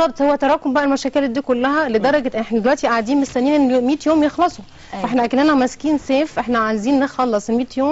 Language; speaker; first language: Arabic; native; Arabic